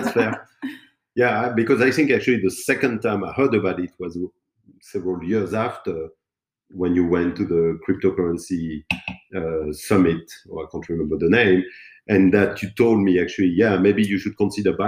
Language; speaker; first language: English; non-native, fluent; French